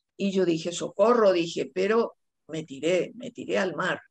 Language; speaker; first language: Spanish; non-native, local second language; Guarani